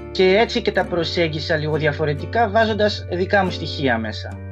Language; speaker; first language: Greek; early bilingual, other home language; French